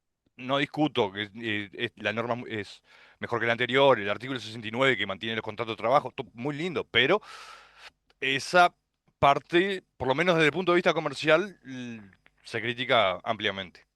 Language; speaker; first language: Spanish; native; Spanish